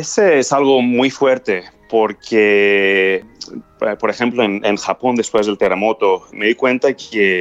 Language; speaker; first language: Spanish; non-native, fluent; Greek